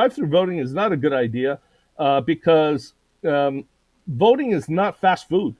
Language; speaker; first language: English; native; English